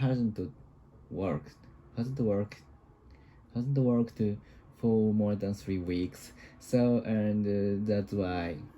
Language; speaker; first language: English; non-native, learner; Japanese